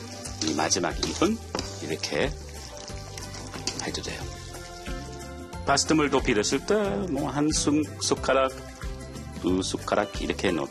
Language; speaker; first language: Korean; non-native, learner; English